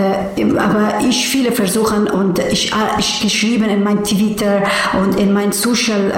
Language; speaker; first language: German; non-native, learner; Persian